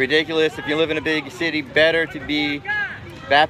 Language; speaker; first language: English; native; English